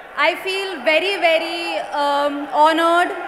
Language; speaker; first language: Telugu; non-native, learner; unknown